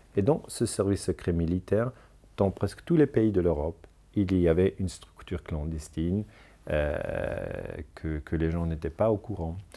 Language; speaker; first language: French; non-native, local second language; German